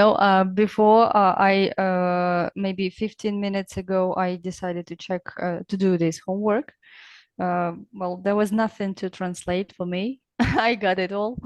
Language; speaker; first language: English; non-native, fluent; Russian